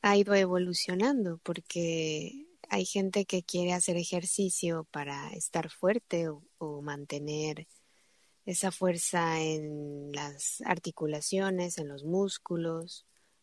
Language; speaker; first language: Spanish; native; Spanish